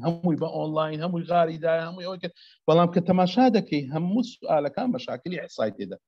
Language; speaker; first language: Central Kurdish; native; Central Kurdish